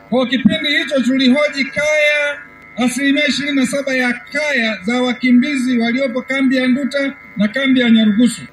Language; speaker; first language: Swahili; native; Swahili